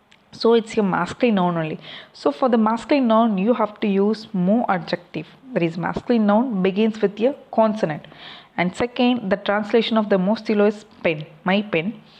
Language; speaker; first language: English; non-native, local second language; Tamil